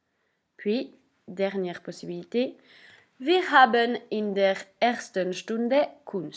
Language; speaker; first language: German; non-native, fluent; French